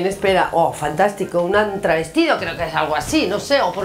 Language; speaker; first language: Spanish; native; Spanish